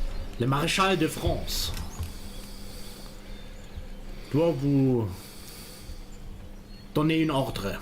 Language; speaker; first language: French; non-native, learner; German